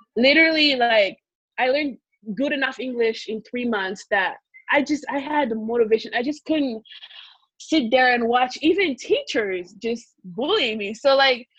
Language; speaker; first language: English; early bilingual, other home language; Kongo